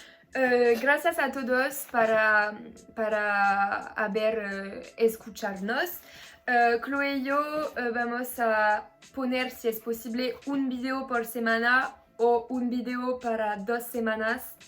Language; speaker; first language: Spanish; non-native, learner; French